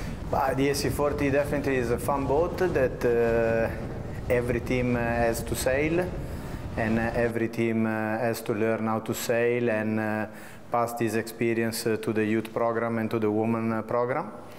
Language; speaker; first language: English; non-native, fluent; Italian